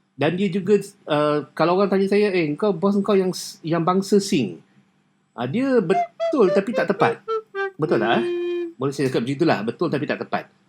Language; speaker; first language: Malay; native; Malay